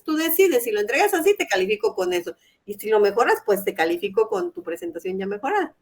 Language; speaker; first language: Spanish; native; Spanish